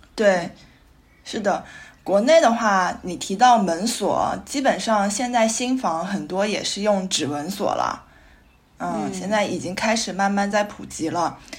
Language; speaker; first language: Chinese; native; Chinese